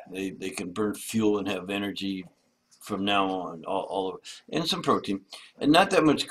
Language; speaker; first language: English; native; English